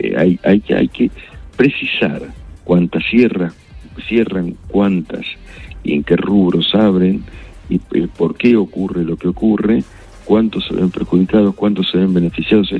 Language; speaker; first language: Spanish; native; Spanish